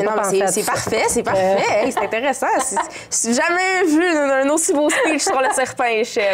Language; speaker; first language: French; native; French